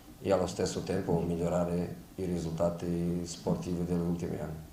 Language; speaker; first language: Italian; non-native, fluent; Portuguese